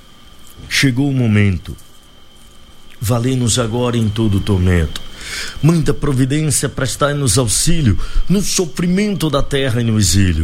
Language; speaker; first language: Portuguese; native; Portuguese